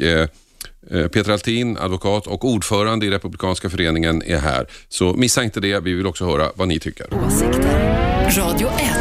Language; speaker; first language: Swedish; native; Swedish